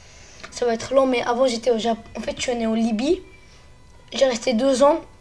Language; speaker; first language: French; early bilingual, other home language; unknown